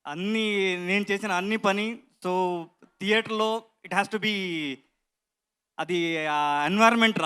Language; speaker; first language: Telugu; non-native, learner; Kannada